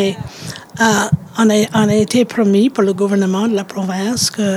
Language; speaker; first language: French; native; French